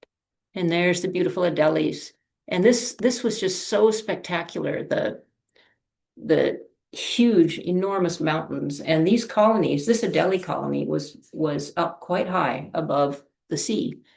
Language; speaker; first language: English; native; English